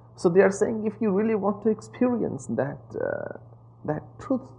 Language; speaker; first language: English; non-native, local second language; Hindi